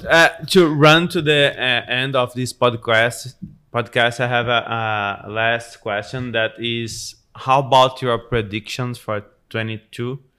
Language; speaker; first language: English; non-native, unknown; Portuguese